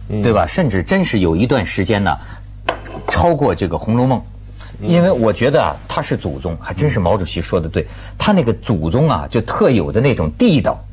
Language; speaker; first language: Chinese; native; Chinese